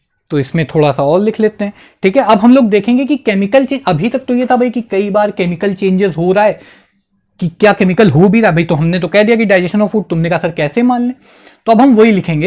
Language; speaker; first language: Hindi; native; Hindi